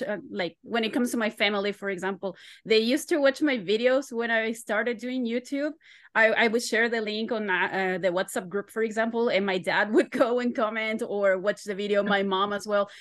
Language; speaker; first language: English; non-native, fluent; Spanish